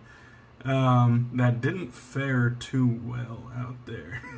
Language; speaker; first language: English; native; English